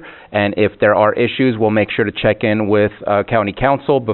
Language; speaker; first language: English; native; English